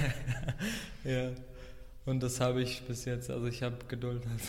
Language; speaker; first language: German; non-native, fluent; Arabic